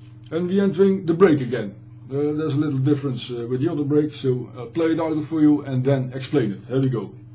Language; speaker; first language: English; non-native, fluent; Dutch